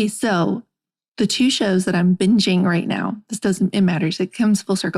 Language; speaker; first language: English; native; English